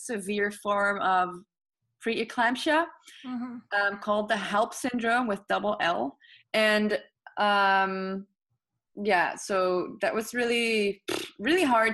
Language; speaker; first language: English; non-native, fluent; Dutch